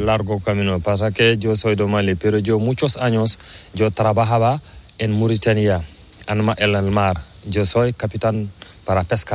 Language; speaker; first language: Spanish; non-native, learner; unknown